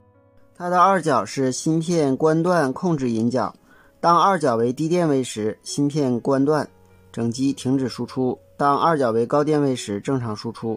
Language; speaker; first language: Chinese; native; Chinese